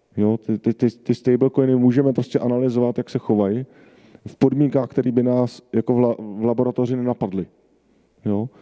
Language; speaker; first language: Czech; native; Czech